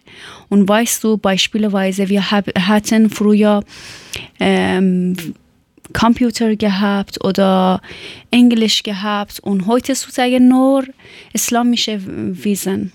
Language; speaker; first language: German; non-native, learner; Persian